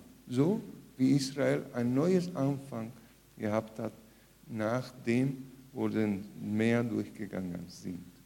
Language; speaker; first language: German; non-native, fluent; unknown